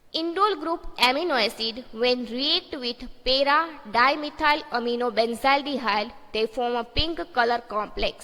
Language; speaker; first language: English; non-native, local second language; Gujarati